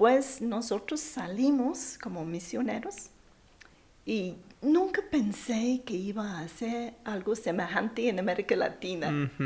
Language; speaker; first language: Spanish; non-native, fluent; English